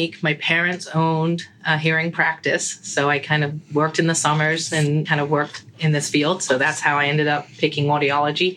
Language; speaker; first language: English; native; English